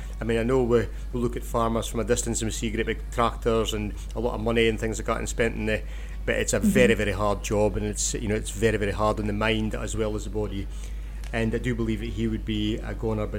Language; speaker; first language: English; native; English